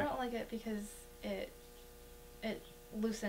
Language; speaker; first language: English; native; English